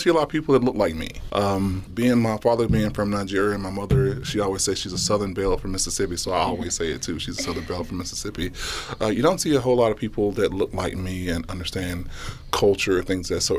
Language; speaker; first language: English; native; English